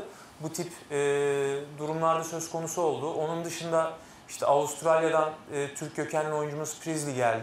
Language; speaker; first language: Turkish; native; Turkish